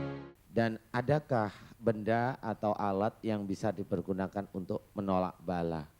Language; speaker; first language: Indonesian; native; Indonesian